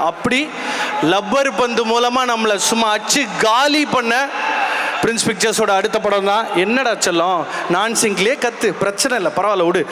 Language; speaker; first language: Tamil; native; Tamil